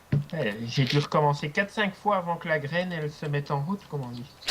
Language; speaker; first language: French; native; French